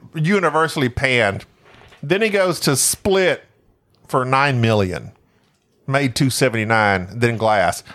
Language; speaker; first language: English; native; English